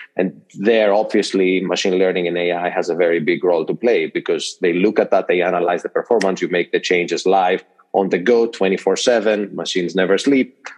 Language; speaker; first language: English; non-native, fluent; Greek